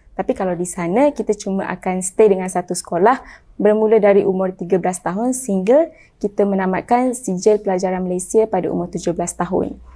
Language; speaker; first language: Malay; early bilingual, other home language; Achinese